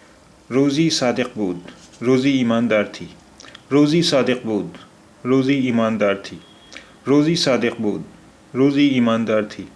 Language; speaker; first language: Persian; non-native, fluent; Urdu